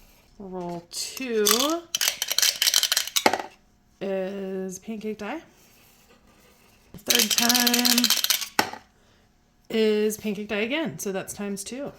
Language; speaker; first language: English; native; English